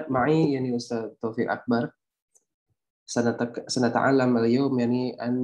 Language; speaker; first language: Arabic; non-native, fluent; Indonesian